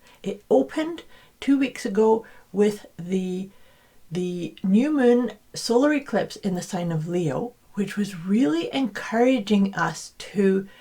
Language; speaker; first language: English; native; English